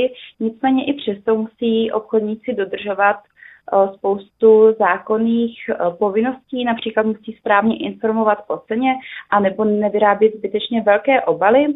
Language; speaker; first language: Czech; native; Czech